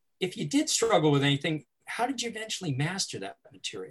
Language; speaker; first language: English; native; English